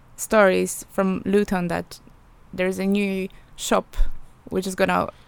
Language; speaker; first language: English; non-native, fluent; Polish